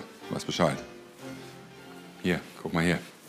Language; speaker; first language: German; native; German